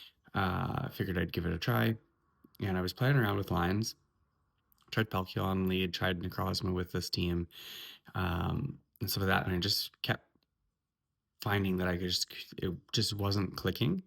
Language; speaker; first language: English; native; English